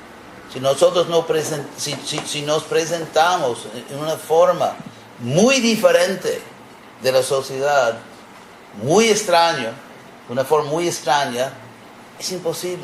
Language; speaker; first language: Spanish; non-native, fluent; English